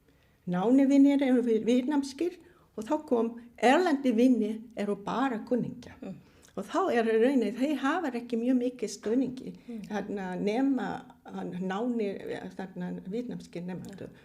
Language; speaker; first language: Icelandic; non-native, fluent; Vietnamese